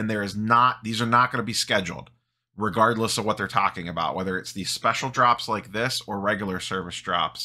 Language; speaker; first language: English; native; English